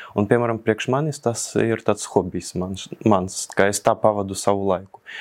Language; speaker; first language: Latvian; non-native, local second language; Russian